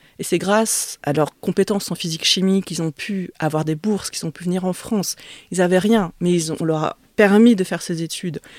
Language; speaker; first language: French; early bilingual, other home language; Vietnamese